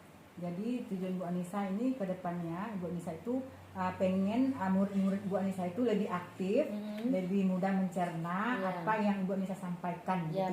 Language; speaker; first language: Indonesian; native; Indonesian